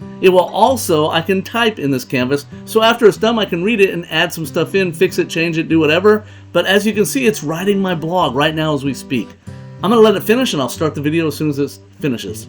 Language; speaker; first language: English; native; English